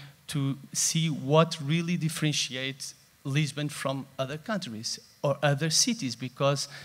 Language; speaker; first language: English; non-native, fluent; Portuguese